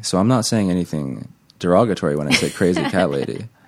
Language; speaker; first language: English; native; English